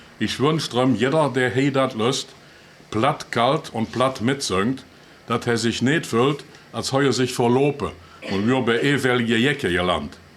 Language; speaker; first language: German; native; German